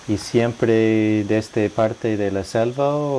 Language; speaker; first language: Spanish; non-native, fluent; English